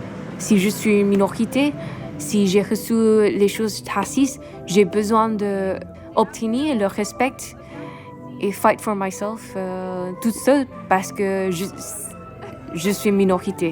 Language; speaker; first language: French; non-native, learner; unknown